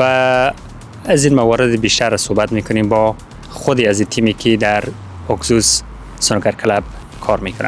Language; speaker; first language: Persian; native; Persian